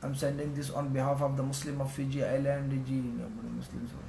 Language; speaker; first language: English; non-native, local second language; Urdu